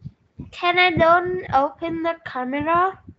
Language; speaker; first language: English; non-native, learner; Vietnamese